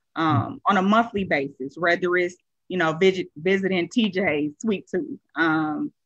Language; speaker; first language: English; native; English